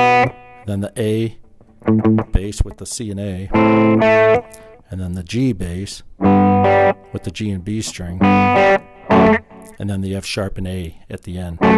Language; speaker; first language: English; native; English